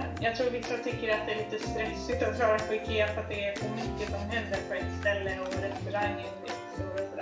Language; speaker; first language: Swedish; native; Swedish